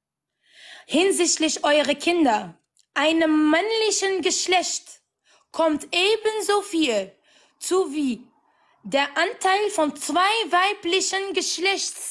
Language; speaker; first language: German; non-native, fluent; Arabic